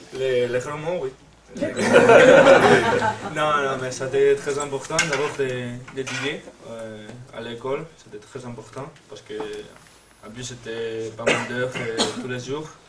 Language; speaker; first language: French; non-native, fluent; Spanish